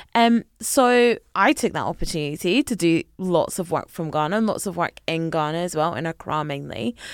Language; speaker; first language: English; native; English